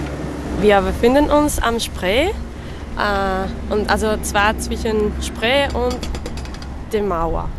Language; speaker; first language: German; non-native, learner; French